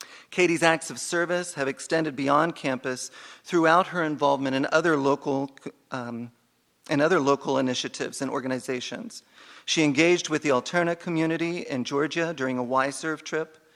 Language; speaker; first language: English; native; English